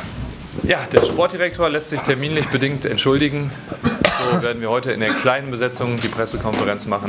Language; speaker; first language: German; native; German